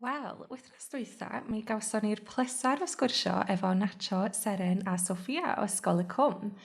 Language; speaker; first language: Welsh; native; Welsh